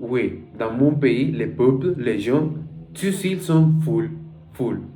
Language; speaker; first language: French; non-native, learner; Spanish